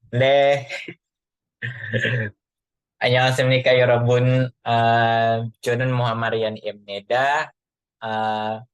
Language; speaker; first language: Korean; non-native, learner; Indonesian